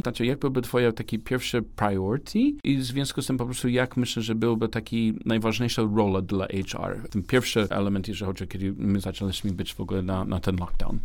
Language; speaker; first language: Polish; non-native, learner; English